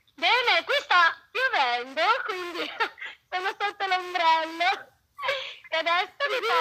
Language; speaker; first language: Italian; native; Italian